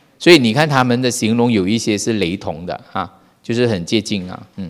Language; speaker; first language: Chinese; non-native, fluent; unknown